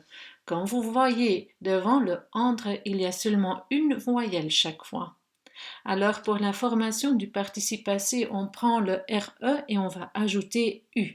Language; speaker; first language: French; non-native, local second language; Dutch